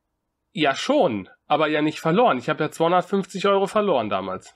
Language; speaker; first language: German; native; German